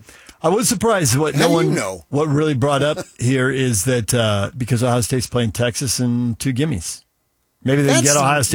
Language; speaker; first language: English; native; English